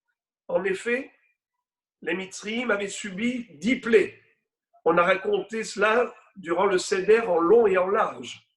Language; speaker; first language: French; native; French